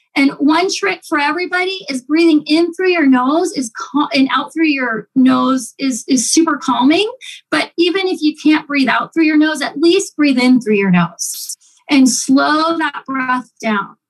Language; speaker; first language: English; native; English